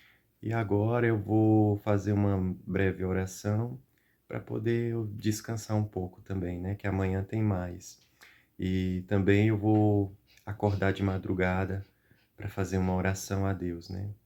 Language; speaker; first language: Portuguese; native; Portuguese